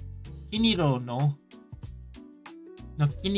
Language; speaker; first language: Japanese; non-native, learner; English